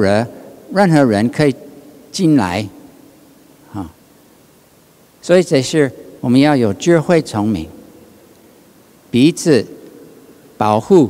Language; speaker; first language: Chinese; non-native, learner; English